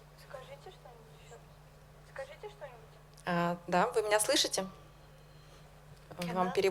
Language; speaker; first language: Russian; native; Russian